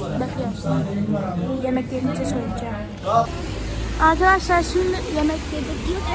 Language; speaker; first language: Turkish; early bilingual, heritage; Turkish